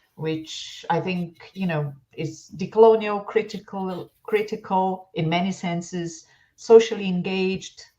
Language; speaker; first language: English; non-native, fluent; Portuguese